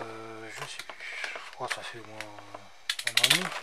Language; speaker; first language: French; native; French